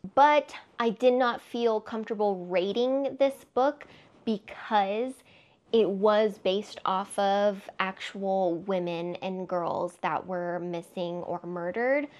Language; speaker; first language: English; native; English